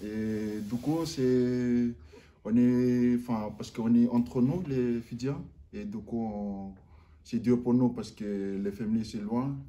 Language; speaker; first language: French; non-native, learner; Fijian